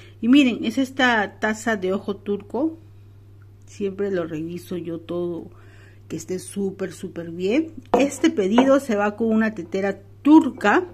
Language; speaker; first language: Spanish; native; Spanish